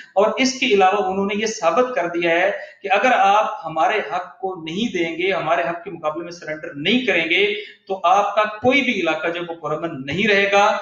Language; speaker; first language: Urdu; non-native, local second language; Punjabi